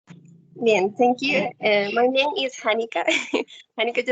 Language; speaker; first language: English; non-native, learner; Spanish